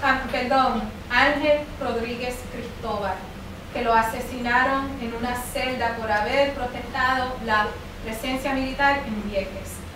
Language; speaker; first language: Spanish; early bilingual, heritage; Spanish